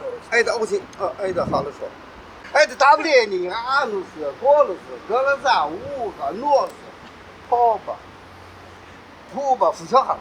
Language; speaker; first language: Russian; non-native, learner; Chinese